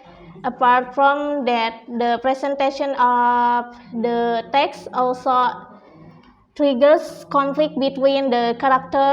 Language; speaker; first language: English; non-native, learner; Indonesian